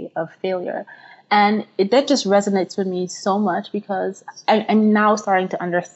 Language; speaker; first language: English; non-native, local second language; Yoruba